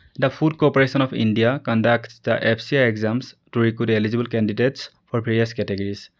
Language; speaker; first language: English; non-native, local second language; Assamese